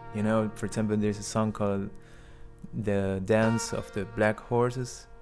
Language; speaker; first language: English; non-native, learner; Spanish